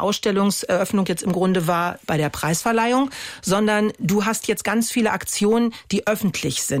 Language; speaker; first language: German; native; German